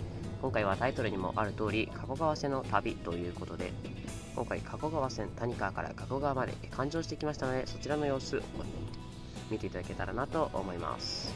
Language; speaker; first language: Japanese; native; Japanese